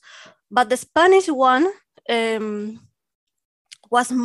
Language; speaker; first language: English; non-native, fluent; Catalan